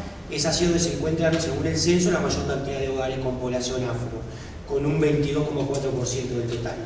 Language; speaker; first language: Spanish; native; Spanish